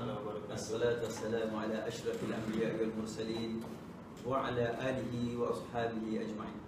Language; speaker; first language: Arabic; non-native, learner; Malay